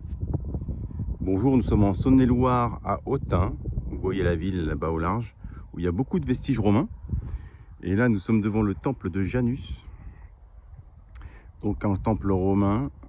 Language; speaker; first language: French; native; French